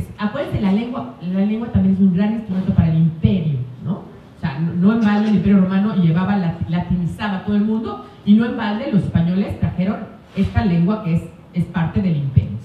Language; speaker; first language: Spanish; native; Spanish